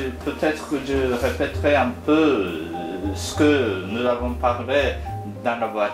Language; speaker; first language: French; non-native, fluent; Japanese